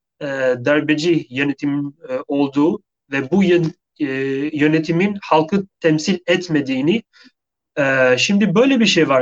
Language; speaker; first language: Turkish; non-native, fluent; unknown